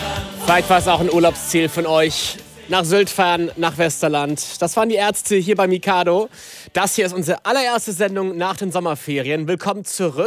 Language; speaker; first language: German; native; German